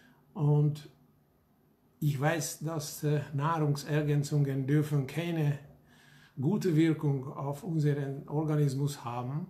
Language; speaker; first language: German; non-native, fluent; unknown